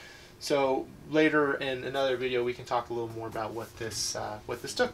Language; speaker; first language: English; native; English